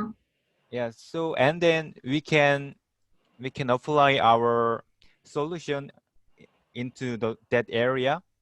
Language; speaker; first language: English; non-native, learner; Korean